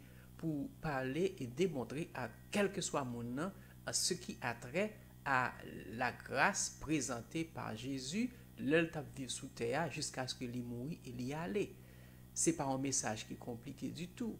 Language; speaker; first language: French; non-native, local second language; Haitian Creole